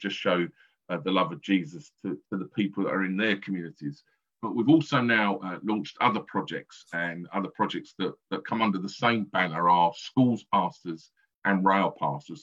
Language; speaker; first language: English; native; English